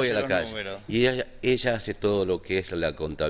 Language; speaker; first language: Spanish; native; Spanish